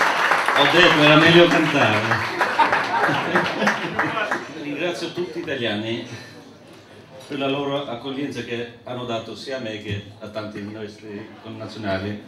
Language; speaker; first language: Italian; non-native, fluent; Albanian